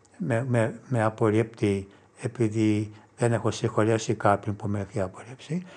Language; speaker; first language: Greek; non-native, fluent; English